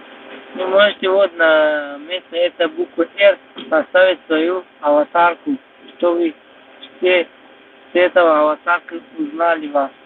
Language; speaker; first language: Russian; non-native, learner; Tajik